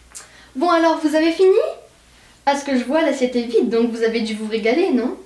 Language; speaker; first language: French; native; French